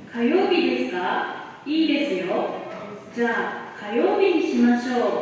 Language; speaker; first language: Japanese; non-native, learner; Indonesian